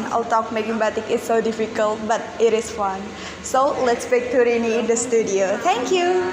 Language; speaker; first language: English; non-native, learner; Indonesian